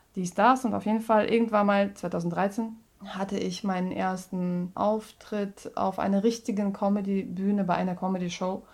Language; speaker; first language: German; non-native, fluent; Russian